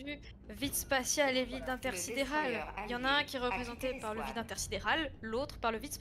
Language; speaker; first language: French; native; French